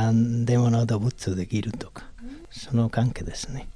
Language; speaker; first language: Japanese; non-native, learner; Spanish